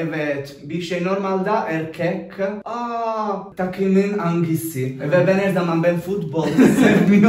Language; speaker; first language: Turkish; non-native, learner; Italian